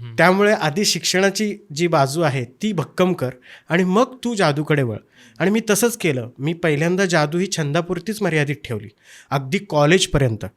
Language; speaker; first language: Marathi; native; Marathi